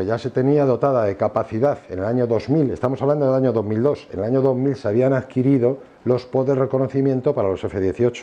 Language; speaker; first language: Spanish; native; Spanish